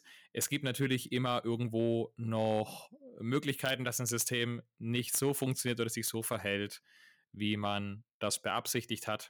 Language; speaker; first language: German; native; German